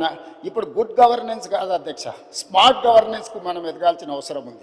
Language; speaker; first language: Telugu; native; Telugu